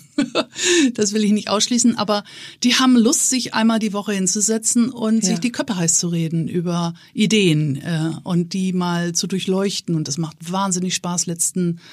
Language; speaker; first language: German; native; German